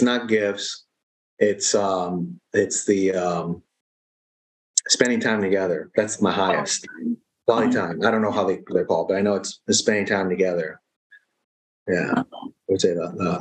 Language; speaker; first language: English; native; English